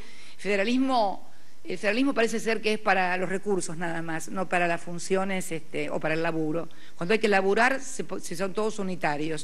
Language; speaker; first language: Spanish; native; Spanish